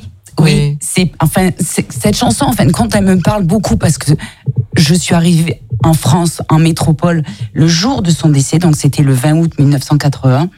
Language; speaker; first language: French; native; French